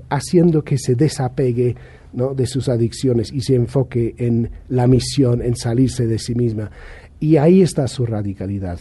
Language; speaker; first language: Spanish; non-native, fluent; English